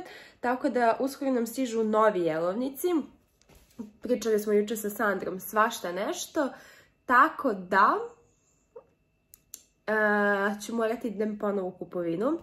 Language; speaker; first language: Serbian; early bilingual, heritage; Serbian